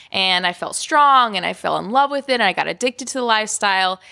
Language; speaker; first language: English; native; English